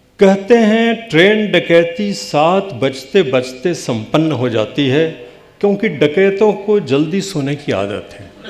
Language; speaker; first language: Hindi; non-native, local second language; Bhojpuri